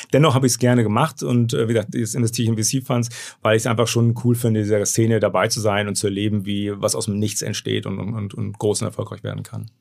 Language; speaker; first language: German; native; German